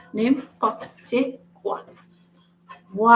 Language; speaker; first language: French; non-native, learner; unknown